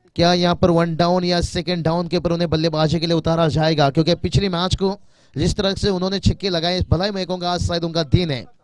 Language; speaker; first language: Hindi; non-native, local second language; Marathi